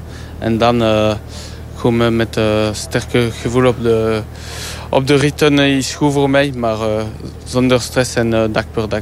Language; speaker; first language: Dutch; non-native, learner; French